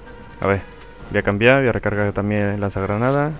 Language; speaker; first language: Spanish; native; Spanish